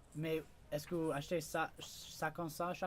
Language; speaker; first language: French; non-native, learner; English